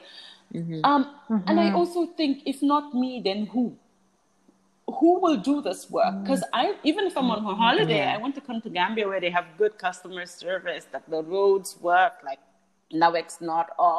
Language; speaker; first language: English; native; English